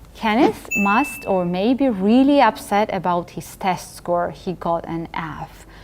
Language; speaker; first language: English; non-native, fluent; Georgian